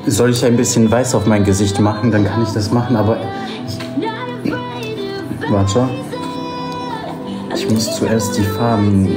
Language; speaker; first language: German; non-native, fluent; Polish